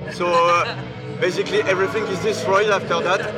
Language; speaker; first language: English; non-native, fluent; French